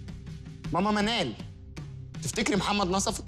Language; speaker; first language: Arabic; native; Arabic